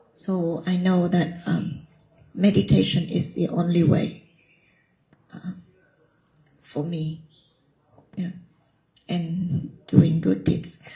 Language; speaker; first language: English; non-native, learner; Vietnamese